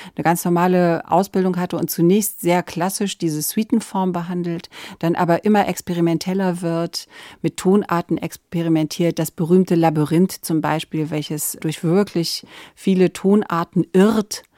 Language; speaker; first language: German; native; German